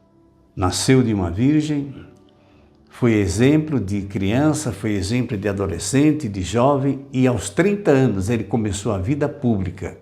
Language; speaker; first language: Portuguese; native; Portuguese